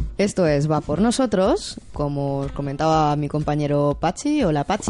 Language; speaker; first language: Spanish; native; Spanish